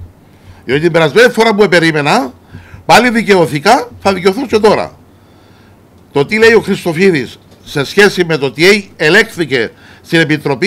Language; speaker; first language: Greek; native; Greek